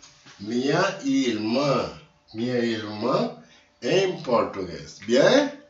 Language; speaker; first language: Portuguese; non-native, learner; Haitian Creole